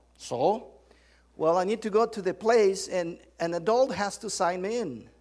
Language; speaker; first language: English; non-native, fluent; Spanish